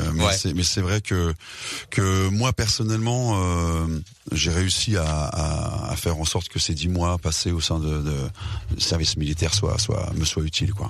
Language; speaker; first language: French; native; French